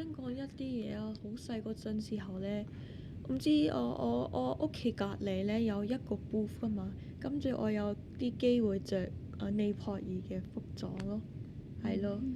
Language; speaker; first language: Cantonese; non-native, fluent; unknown